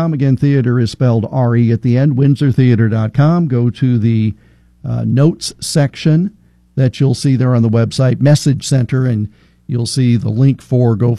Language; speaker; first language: English; native; English